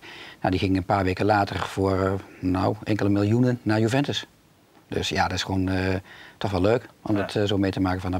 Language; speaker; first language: Dutch; native; Dutch